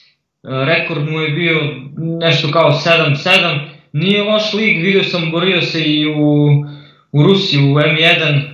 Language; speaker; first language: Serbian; early bilingual, heritage; Croatian